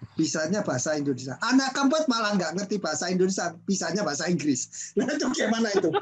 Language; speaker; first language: Indonesian; non-native, local second language; Javanese